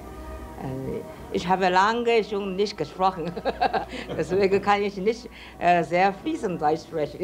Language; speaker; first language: German; non-native, learner; Chinese